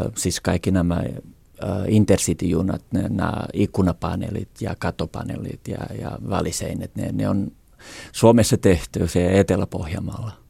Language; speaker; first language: Finnish; non-native, fluent; Portuguese